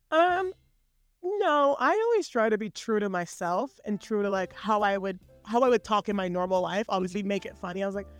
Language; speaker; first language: English; native; English